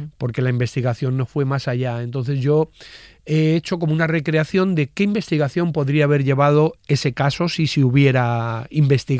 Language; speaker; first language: Spanish; native; Spanish